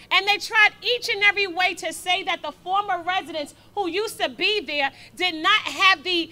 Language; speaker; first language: English; native; English